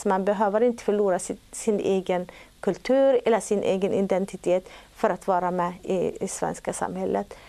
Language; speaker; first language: Swedish; non-native, fluent; Arabic